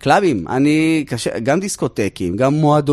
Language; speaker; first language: Hebrew; native; Hebrew